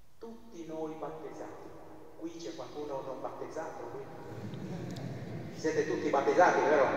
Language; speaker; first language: Italian; non-native, fluent; Vietnamese